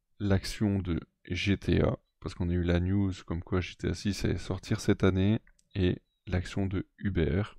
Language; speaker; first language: French; native; French